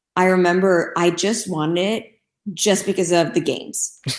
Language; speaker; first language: English; non-native, fluent; Turkish